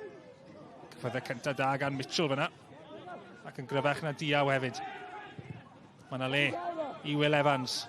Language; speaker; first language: Welsh; native; Welsh